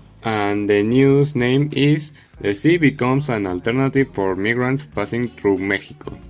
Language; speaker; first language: English; non-native, learner; Spanish